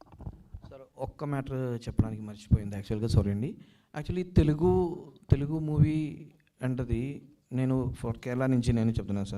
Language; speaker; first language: Telugu; non-native, learner; Malayalam